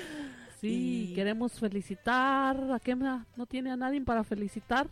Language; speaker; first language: Spanish; native; Spanish